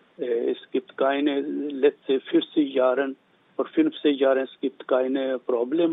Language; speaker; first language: German; non-native, learner; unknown